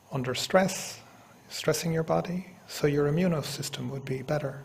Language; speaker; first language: English; native; English